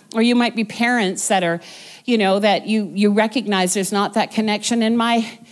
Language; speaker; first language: English; native; English